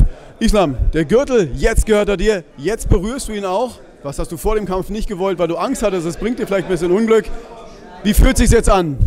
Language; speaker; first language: German; native; German